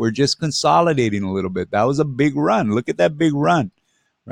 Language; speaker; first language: English; native; English